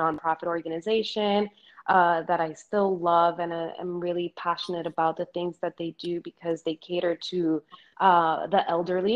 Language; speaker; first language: English; early bilingual, other home language; Spanish